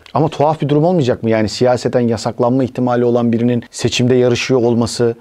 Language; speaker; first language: Turkish; native; Turkish